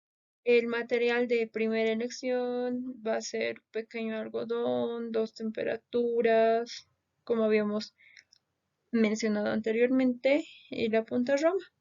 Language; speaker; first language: Spanish; native; Spanish